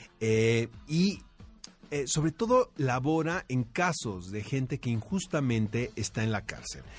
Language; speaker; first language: Spanish; native; Spanish